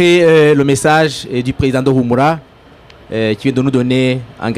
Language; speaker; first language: French; non-native, local second language; Kinyarwanda